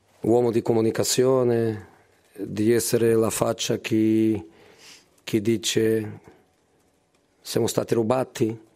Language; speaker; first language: Italian; non-native, learner; Portuguese